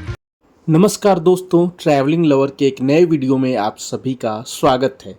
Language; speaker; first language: Hindi; native; Hindi